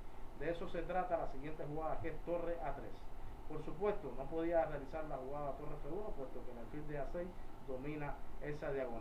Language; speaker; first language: Spanish; native; Spanish